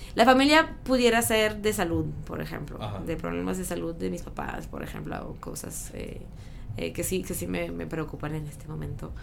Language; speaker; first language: Spanish; non-native, fluent; French